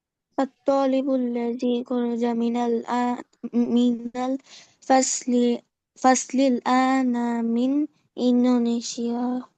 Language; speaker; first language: Arabic; non-native, learner; Bangla